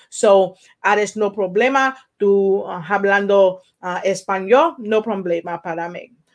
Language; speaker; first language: Spanish; non-native, learner; English